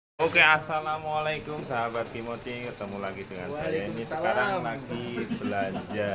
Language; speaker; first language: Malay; non-native, local second language; Javanese